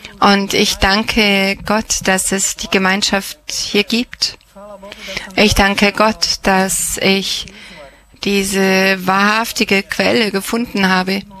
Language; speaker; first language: German; non-native, fluent; Croatian